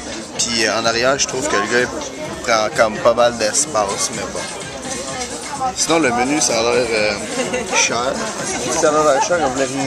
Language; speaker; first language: French; native; French